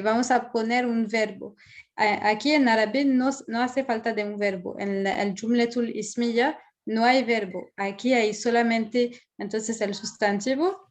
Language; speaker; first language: Spanish; non-native, fluent; Arabic